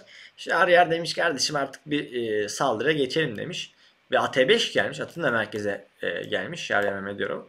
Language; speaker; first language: Turkish; native; Turkish